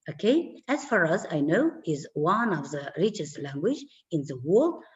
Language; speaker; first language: English; non-native, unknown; Kazakh